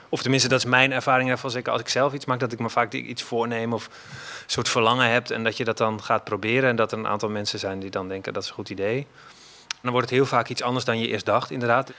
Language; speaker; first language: Dutch; native; Dutch